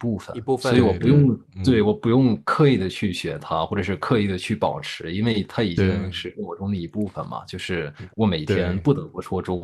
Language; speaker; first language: Chinese; non-native, fluent; English